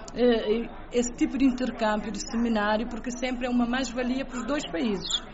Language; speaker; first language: Portuguese; non-native, local second language; Kabuverdianu